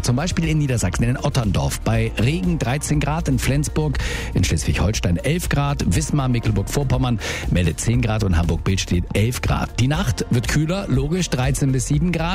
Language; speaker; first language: German; native; German